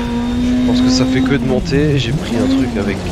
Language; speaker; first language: French; native; French